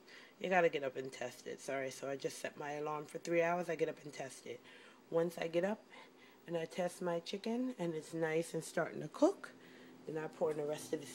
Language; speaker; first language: English; native; English